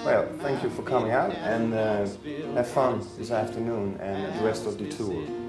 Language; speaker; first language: English; non-native, fluent; Dutch